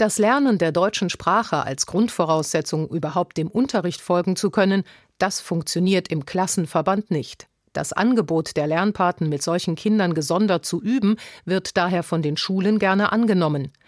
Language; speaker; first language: German; native; German